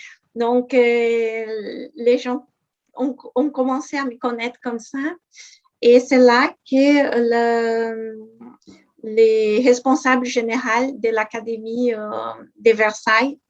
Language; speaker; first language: French; non-native, fluent; Portuguese